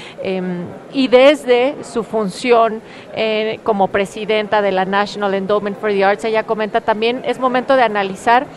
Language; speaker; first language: Spanish; native; Spanish